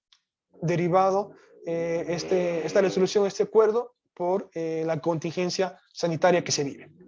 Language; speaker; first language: Spanish; native; Spanish